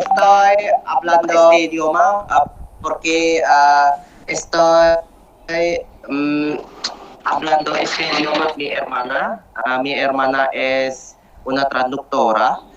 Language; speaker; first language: Spanish; non-native, learner; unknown